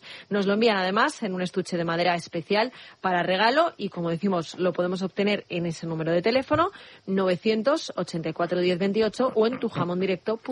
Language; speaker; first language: Spanish; native; Spanish